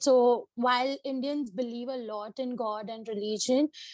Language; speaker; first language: English; non-native, local second language; Hindi